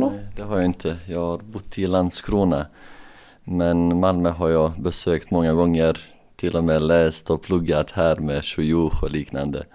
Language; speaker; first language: Swedish; non-native, local second language; Bosnian